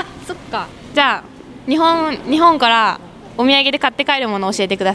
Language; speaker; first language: Japanese; native; Japanese